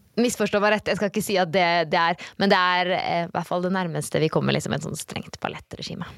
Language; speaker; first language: Norwegian; native; Norwegian